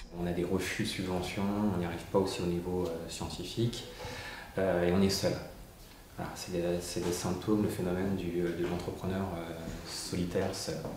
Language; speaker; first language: French; native; French